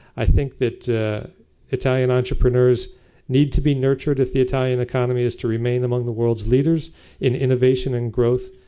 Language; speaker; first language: English; native; English